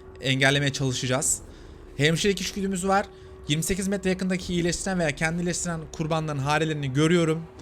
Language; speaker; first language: Turkish; native; Turkish